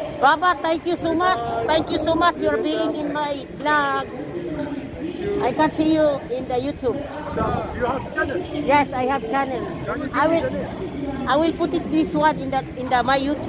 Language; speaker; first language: English; non-native, learner; Filipino